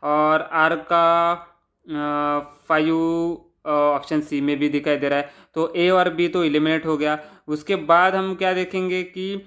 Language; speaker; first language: Hindi; non-native, local second language; Marathi